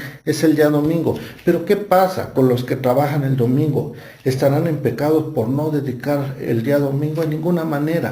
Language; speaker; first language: Spanish; native; Spanish